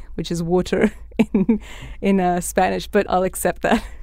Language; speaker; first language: English; early bilingual, other home language; Spanish